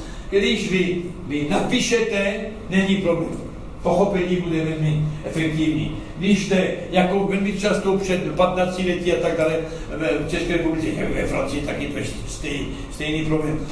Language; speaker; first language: Czech; non-native, learner; French